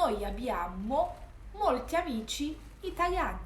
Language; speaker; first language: Italian; non-native, fluent; Portuguese